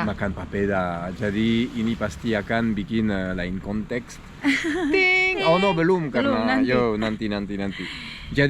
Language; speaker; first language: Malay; non-native, fluent; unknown